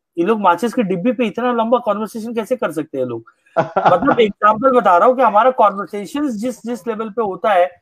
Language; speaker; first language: Hindi; native; Hindi